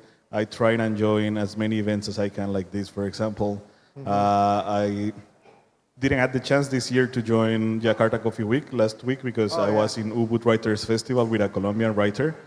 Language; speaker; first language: English; non-native, fluent; Spanish